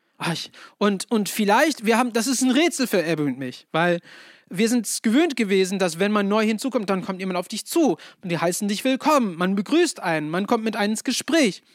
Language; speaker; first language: German; non-native, fluent; English